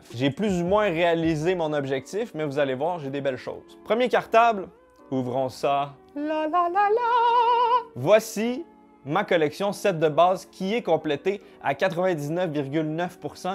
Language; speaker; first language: French; native; French